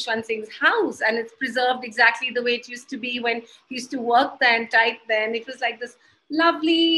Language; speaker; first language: English; non-native, local second language; Hindi